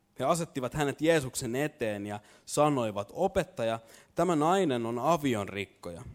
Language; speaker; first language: Finnish; native; Finnish